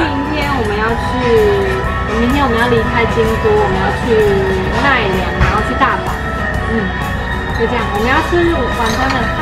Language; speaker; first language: Chinese; early bilingual, heritage; Chinese